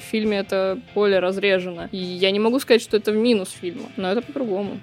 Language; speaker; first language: Russian; native; Russian